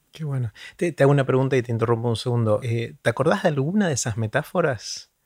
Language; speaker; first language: Spanish; native; Spanish